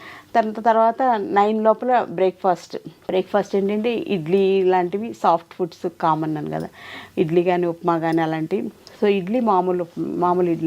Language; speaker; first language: Telugu; native; Telugu